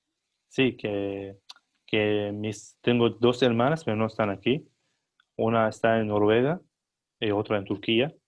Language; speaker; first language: Spanish; non-native, learner; Arabic